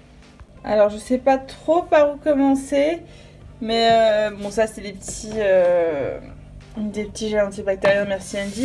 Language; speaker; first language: French; native; French